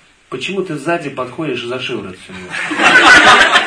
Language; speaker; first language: Russian; native; Russian